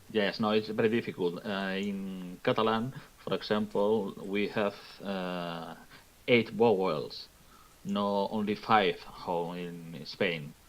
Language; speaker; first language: English; non-native, learner; Catalan